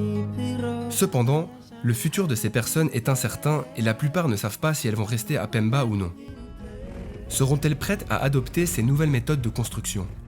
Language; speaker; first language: French; native; French